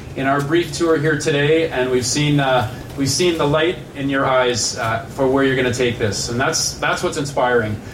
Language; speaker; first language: English; native; English